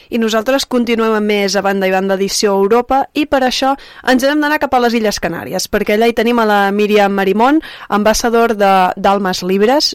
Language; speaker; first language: Catalan; native; Catalan